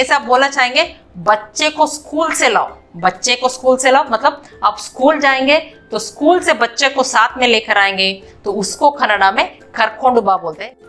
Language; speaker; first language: Hindi; non-native, local second language; Kannada